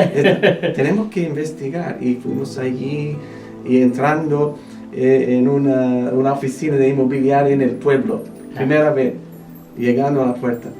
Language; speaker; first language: Spanish; non-native, fluent; English